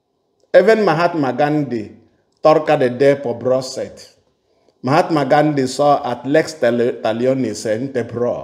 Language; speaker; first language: Swedish; non-native, fluent; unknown